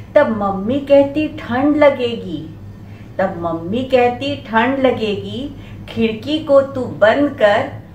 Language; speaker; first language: Hindi; non-native, local second language; Marathi